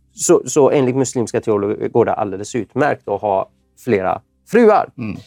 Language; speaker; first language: Swedish; non-native, fluent; Persian